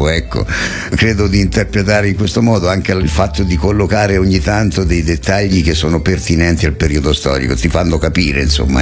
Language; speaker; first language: Italian; native; Italian